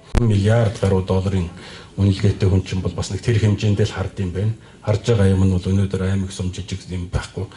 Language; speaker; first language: Mongolian; native; Mongolian